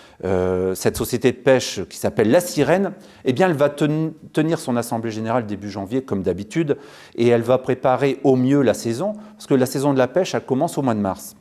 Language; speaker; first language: French; native; French